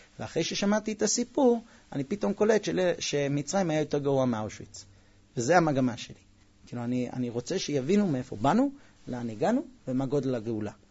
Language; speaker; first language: Hebrew; non-native, fluent; English